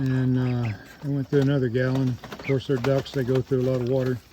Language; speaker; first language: English; native; English